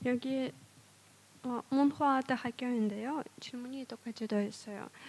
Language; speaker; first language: Korean; non-native, fluent; Russian